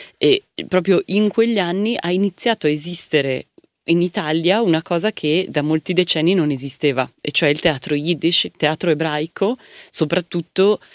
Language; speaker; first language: Italian; native; Italian